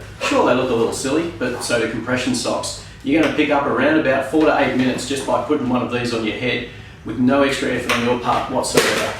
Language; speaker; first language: English; native; English